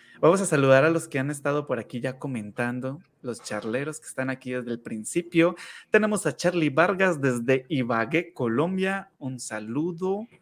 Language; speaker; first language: Spanish; native; Spanish